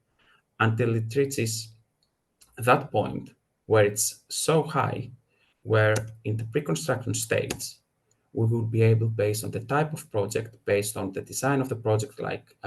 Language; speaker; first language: English; non-native, fluent; Greek